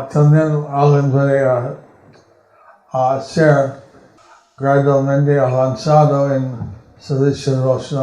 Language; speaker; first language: Spanish; non-native, learner; English